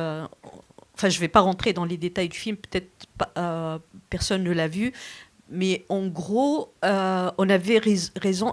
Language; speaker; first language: French; non-native, local second language; Arabic